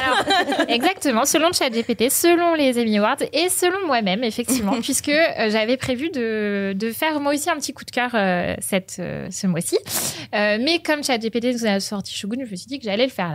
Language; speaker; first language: French; native; French